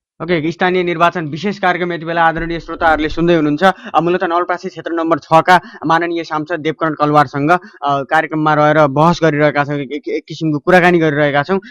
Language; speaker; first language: Nepali; native; Nepali